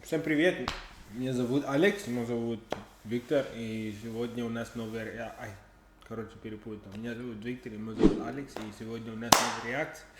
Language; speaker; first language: Russian; non-native, fluent; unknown